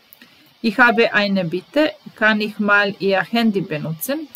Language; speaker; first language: German; non-native, fluent; Serbian